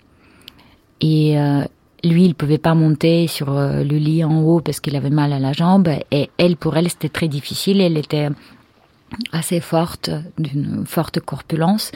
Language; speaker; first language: French; non-native, fluent; Russian